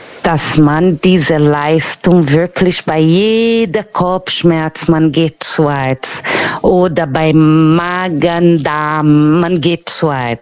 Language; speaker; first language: German; non-native, fluent; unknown